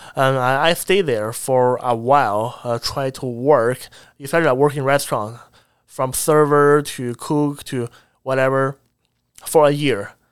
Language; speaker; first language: English; non-native, fluent; Chinese